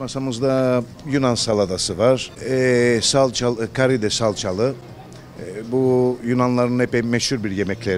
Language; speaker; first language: Turkish; early bilingual, heritage; Turkish